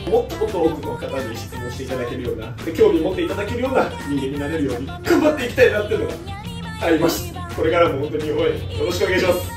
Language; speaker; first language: Japanese; native; Japanese